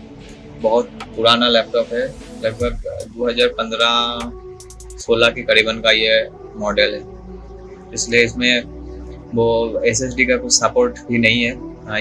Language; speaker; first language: Hindi; non-native, local second language; Bangla